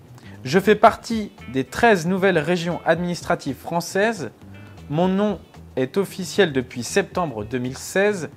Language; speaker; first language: French; native; French